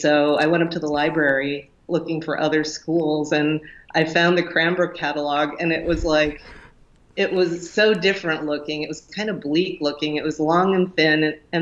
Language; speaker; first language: English; native; English